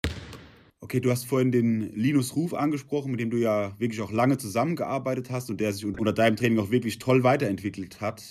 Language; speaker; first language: German; native; German